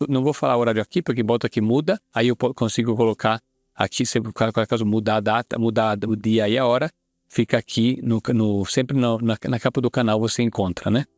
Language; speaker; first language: Portuguese; non-native, fluent; Italian